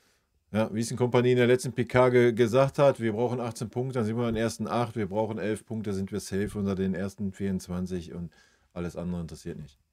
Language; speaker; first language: German; native; German